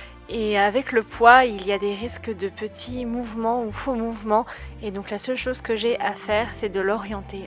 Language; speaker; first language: French; native; French